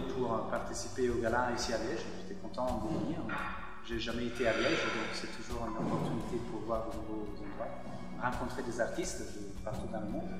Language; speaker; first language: French; non-native, fluent; Italian